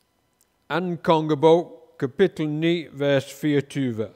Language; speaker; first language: Danish; non-native, fluent; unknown